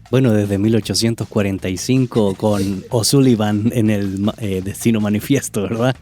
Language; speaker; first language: Spanish; native; Spanish